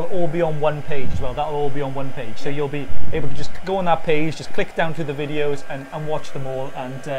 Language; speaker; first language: English; native; English